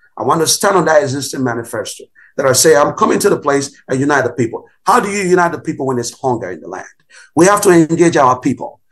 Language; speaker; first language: English; non-native, local second language; Bini